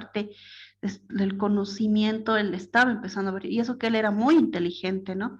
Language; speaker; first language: Spanish; native; Spanish